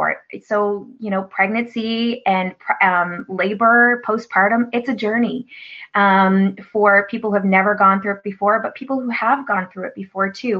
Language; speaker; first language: English; native; English